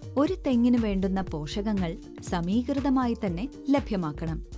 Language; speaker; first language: Malayalam; native; Malayalam